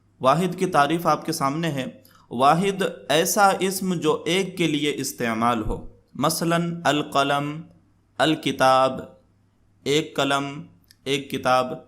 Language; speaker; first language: Urdu; native; Urdu